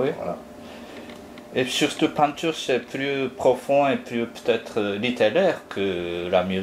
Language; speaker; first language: French; non-native, fluent; Japanese